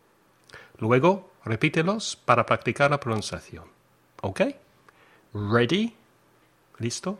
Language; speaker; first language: Spanish; non-native, fluent; English